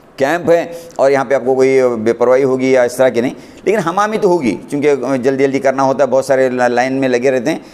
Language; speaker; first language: Hindi; non-native, local second language; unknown